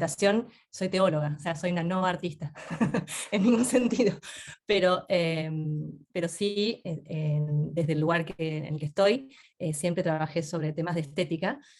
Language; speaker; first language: Spanish; native; Spanish